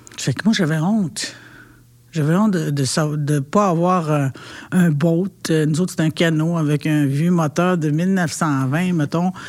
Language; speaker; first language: French; non-native, local second language; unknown